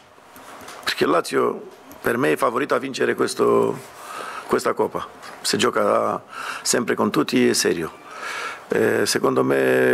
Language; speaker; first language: Italian; non-native, fluent; Romanian